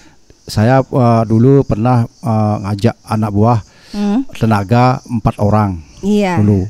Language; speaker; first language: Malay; non-native, local second language; Balinese